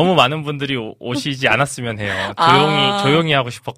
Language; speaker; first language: Korean; native; Korean